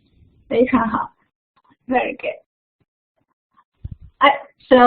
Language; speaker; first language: Chinese; non-native, fluent; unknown